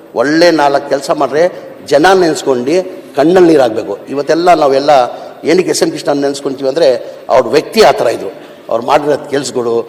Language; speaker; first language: Kannada; non-native, local second language; Urdu